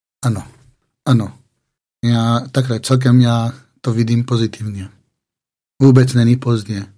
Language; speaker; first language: Czech; non-native, fluent; Hebrew